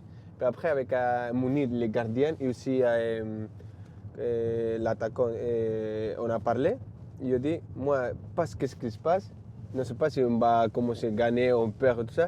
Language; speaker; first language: French; non-native, learner; Spanish